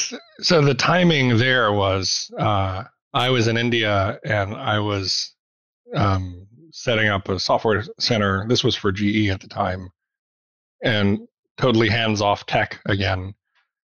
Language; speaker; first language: English; native; English